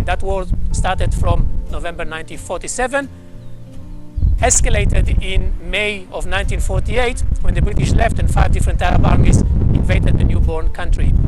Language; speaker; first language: English; non-native, fluent; Hebrew